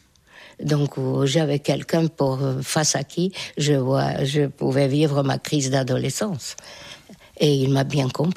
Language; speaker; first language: French; non-native, fluent; Hungarian